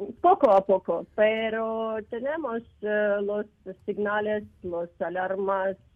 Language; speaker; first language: Spanish; non-native, learner; Ukrainian